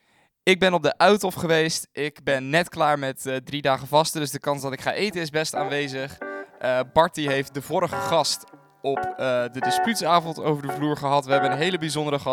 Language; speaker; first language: Dutch; native; Dutch